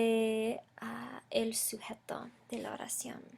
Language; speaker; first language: Spanish; non-native, fluent; English